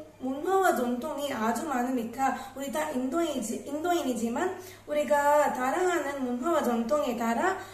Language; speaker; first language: Korean; non-native, learner; Tamil